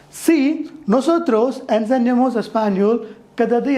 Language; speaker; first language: Spanish; non-native, fluent; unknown